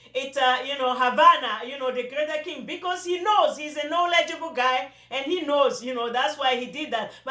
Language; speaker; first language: English; non-native, local second language; Yoruba